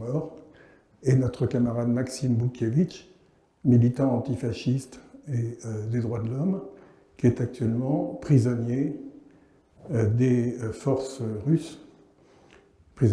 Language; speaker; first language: French; native; French